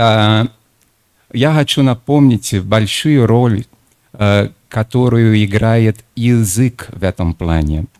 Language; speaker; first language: Russian; non-native, fluent; Portuguese